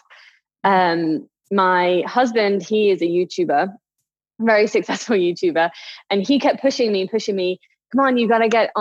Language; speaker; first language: English; native; English